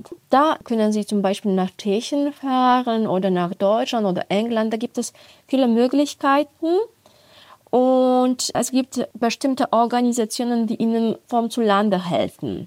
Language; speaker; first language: German; non-native, fluent; Polish